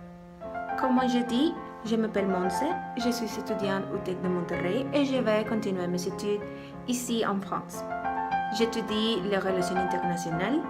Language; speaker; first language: French; non-native, learner; Spanish